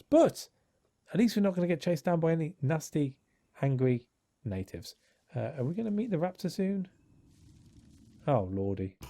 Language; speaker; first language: English; native; English